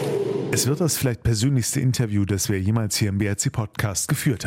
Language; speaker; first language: German; native; German